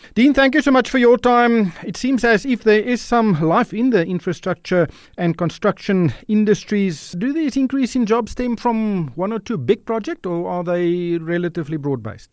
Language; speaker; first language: English; non-native, local second language; Afrikaans